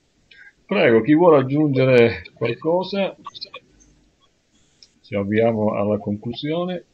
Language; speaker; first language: Italian; native; Italian